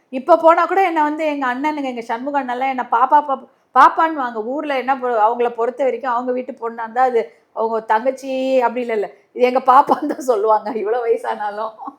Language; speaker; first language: Tamil; native; Tamil